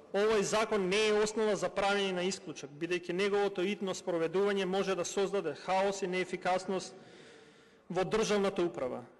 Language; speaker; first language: Macedonian; non-native, local second language; Albanian